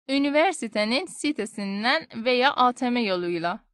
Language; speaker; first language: Turkish; non-native, fluent; Persian